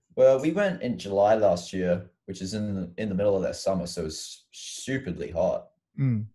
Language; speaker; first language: English; native; English